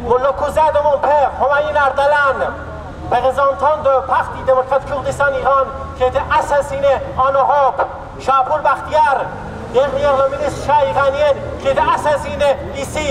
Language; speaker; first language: French; non-native, fluent; Kurdish